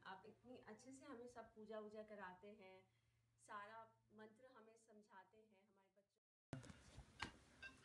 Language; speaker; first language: Hindi; native; Hindi